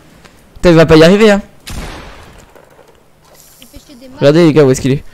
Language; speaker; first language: French; native; French